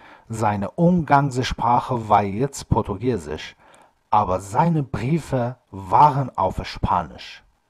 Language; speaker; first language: German; non-native, fluent; Persian